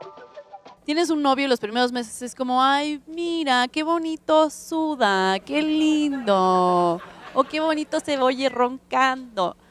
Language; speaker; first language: Spanish; native; Spanish